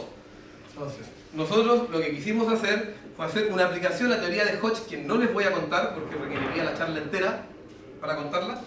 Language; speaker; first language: Spanish; native; Spanish